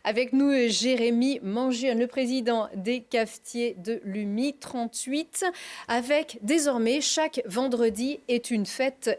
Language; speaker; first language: French; native; French